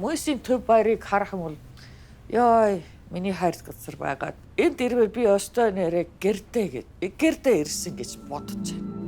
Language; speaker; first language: Mongolian; non-native, fluent; Finnish